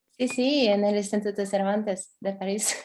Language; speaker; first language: Spanish; non-native, fluent; French